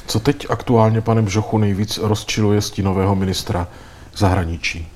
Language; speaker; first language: Czech; native; Czech